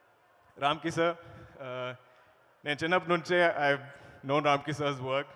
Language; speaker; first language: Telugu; non-native, learner; Malayalam